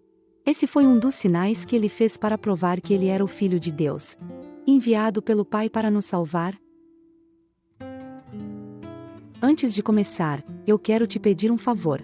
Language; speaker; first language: Portuguese; native; Portuguese